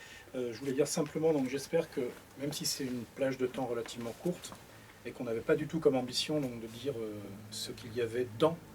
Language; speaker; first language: French; native; French